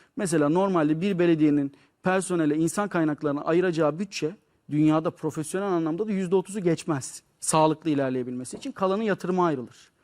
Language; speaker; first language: Turkish; native; Turkish